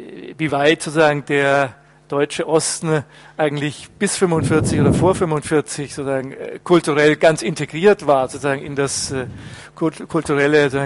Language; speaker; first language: German; native; German